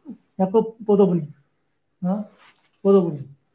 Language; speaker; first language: Czech; non-native, learner; Korean